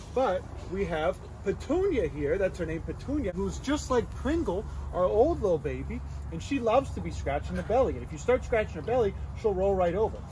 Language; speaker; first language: English; native; English